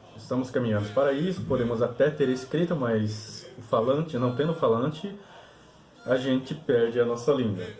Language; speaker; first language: Portuguese; non-native, local second language; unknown